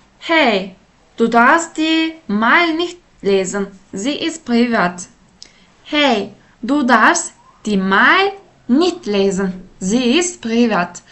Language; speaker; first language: German; non-native, fluent; Turkish